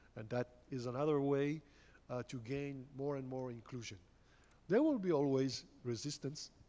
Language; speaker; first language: English; non-native, fluent; French